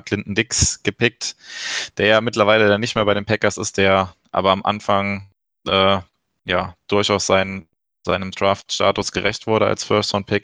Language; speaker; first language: German; native; German